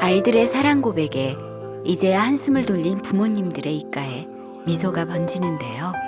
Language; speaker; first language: Korean; native; Korean